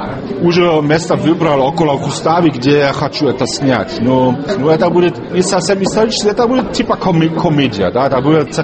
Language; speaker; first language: Russian; non-native, fluent; German